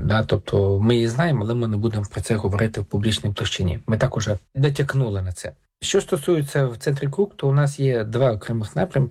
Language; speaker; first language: Ukrainian; native; Ukrainian